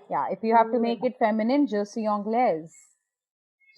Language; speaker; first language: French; non-native, fluent; Hindi